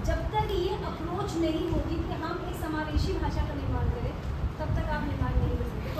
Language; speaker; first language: Hindi; native; Hindi